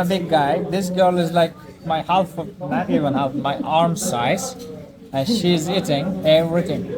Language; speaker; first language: English; non-native, learner; Turkish